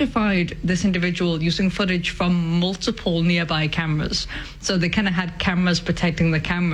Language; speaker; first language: English; native; English